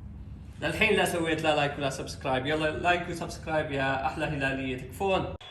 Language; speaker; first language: Arabic; native; Arabic